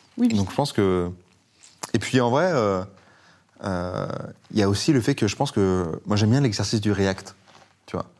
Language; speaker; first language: French; early bilingual, other home language; Persian